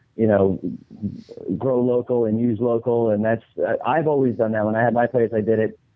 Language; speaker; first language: English; native; English